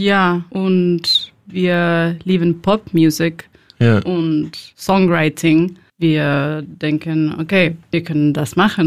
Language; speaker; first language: German; non-native, learner; Spanish